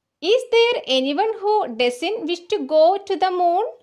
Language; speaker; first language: English; non-native, local second language; Malayalam